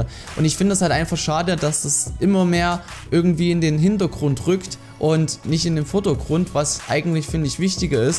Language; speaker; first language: German; native; German